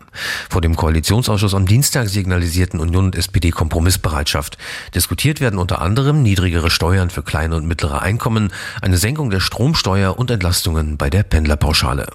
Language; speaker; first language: German; native; German